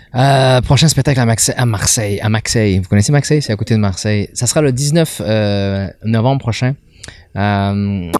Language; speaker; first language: French; native; French